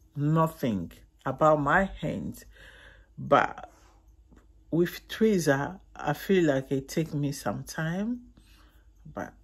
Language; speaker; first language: English; non-native, learner; Lingala